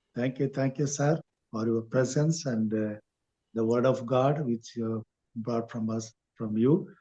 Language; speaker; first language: English; non-native, local second language; Kannada